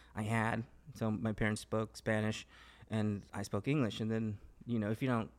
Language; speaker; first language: English; early bilingual, other home language; Spanish